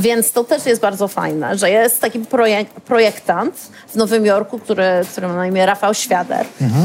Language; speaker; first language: Polish; early bilingual, heritage; Polish